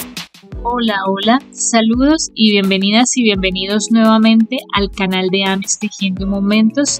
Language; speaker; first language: Spanish; native; Spanish